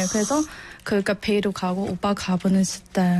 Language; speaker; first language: Korean; non-native, learner; Burmese